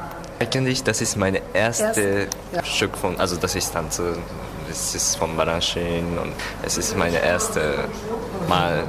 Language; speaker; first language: German; non-native, learner; Japanese